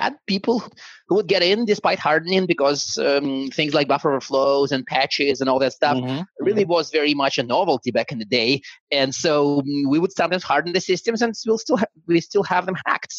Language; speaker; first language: English; non-native, fluent; Russian